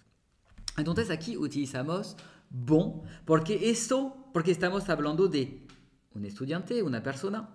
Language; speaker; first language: Spanish; non-native, fluent; French